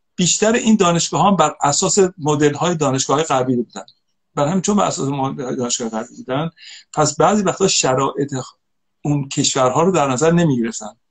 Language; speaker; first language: Persian; native; Persian